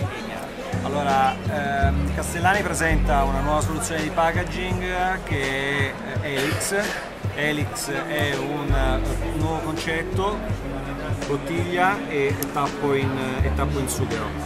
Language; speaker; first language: Italian; native; Italian